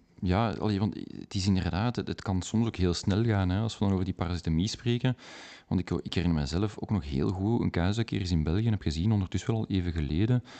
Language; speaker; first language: Dutch; native; Dutch